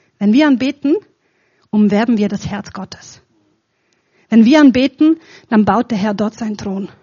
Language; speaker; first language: German; non-native, fluent; Romanian